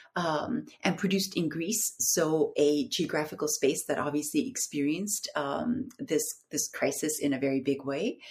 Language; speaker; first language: English; non-native, fluent; Turkish